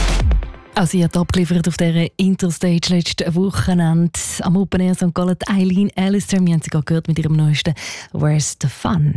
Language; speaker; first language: German; native; German